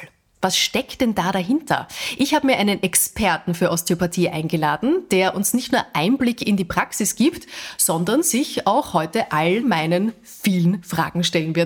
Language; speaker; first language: German; native; German